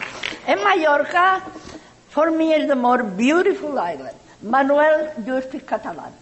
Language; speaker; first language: English; non-native, learner; Catalan